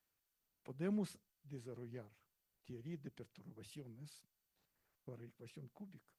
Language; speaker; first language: Spanish; non-native, learner; Russian